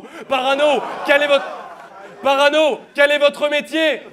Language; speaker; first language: French; native; French